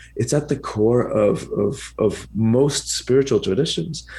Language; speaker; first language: English; early bilingual, other home language; Spanish